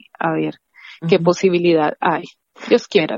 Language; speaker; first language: Spanish; native; Spanish